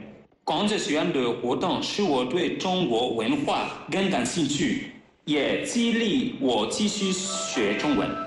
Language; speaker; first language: Chinese; non-native, learner; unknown